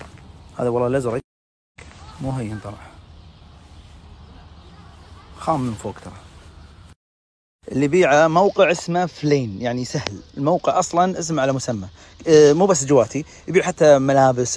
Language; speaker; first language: Arabic; native; Arabic